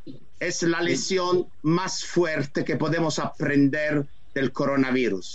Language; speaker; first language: Spanish; non-native, fluent; Italian